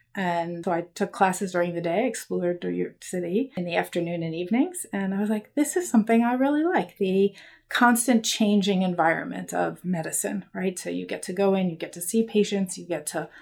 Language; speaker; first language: English; native; English